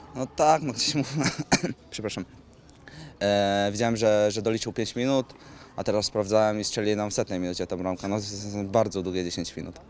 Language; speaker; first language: Polish; native; Polish